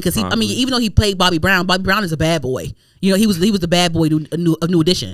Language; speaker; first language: English; native; English